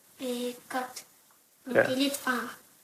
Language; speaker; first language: Danish; early bilingual, heritage; Danish